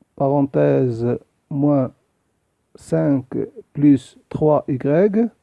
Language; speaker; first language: French; non-native, local second language; Arabic